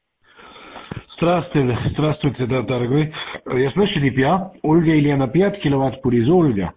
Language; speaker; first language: Russian; non-native, learner; German